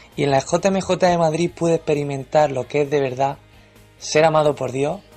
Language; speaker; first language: Spanish; native; Spanish